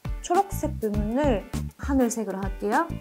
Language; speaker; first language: Korean; non-native, fluent; Japanese